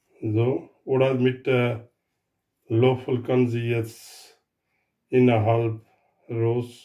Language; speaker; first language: German; non-native, learner; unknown